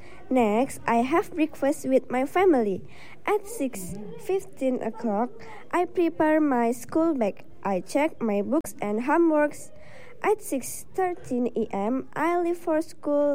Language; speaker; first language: English; non-native, learner; Indonesian